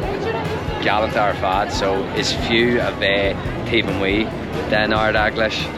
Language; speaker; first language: Irish; non-native, local second language; English